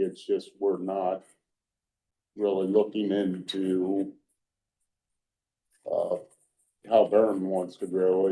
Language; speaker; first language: English; native; English